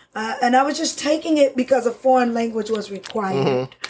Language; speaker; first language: English; early bilingual, other home language; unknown